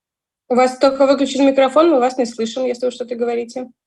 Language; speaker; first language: Russian; native; Russian